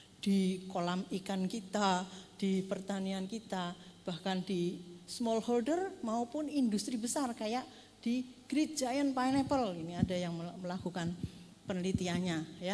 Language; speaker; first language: Indonesian; native; Indonesian